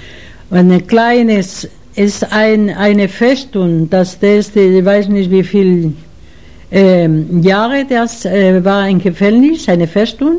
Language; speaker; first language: German; non-native, learner; Spanish